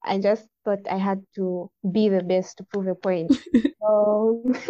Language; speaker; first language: English; non-native, local second language; Bemba